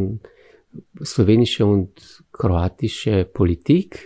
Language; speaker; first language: German; non-native, fluent; Slovenian